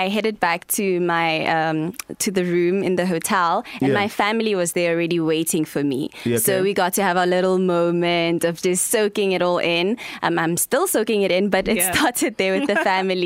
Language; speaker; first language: English; non-native, local second language; Tsonga